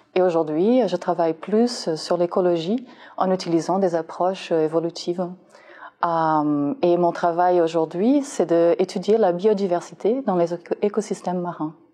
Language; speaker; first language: French; non-native, fluent; Portuguese